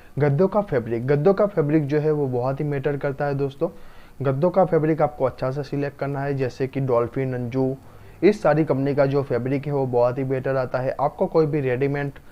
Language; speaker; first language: Hindi; non-native, local second language; Gujarati